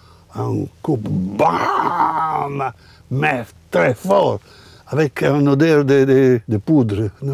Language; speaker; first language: French; non-native, fluent; Italian